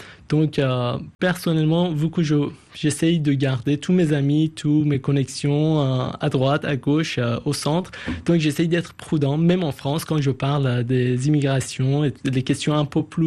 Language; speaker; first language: French; non-native, fluent; Persian